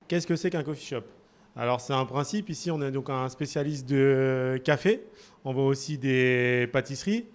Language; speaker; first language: French; native; French